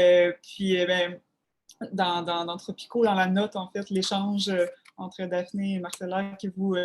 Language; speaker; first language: French; native; French